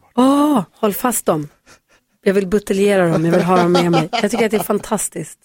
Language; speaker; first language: Swedish; native; Swedish